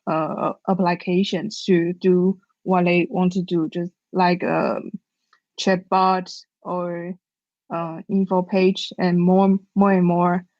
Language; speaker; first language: English; non-native, learner; Chinese